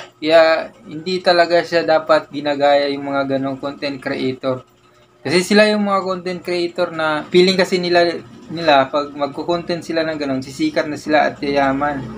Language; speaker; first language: Filipino; non-native, local second language; Cebuano